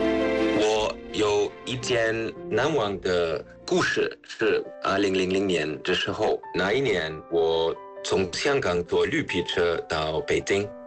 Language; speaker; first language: Chinese; non-native, fluent; German